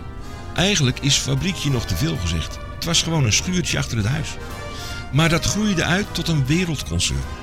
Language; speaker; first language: Dutch; native; Dutch